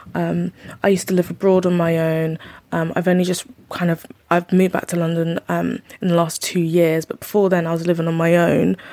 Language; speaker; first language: English; native; English